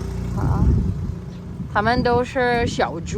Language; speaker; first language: Chinese; non-native, learner; Filipino